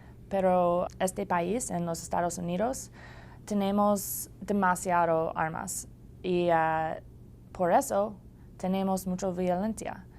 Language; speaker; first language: Spanish; non-native, learner; English